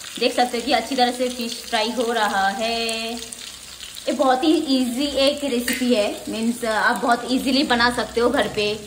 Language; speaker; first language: Hindi; non-native, local second language; Bangla